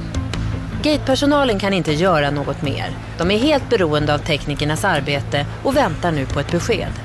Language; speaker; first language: Swedish; native; Swedish